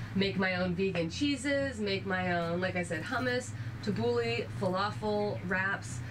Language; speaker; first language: English; native; English